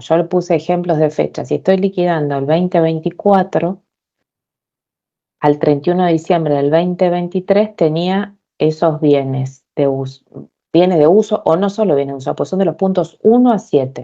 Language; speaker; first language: Spanish; native; Spanish